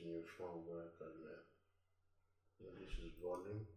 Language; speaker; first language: English; non-native, local second language; Igbo